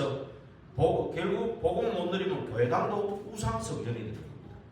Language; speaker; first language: Korean; native; Korean